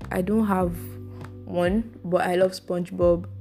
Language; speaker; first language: English; non-native, local second language; Yoruba